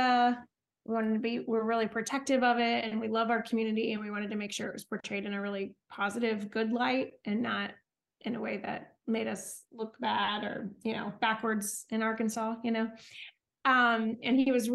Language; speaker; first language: English; native; English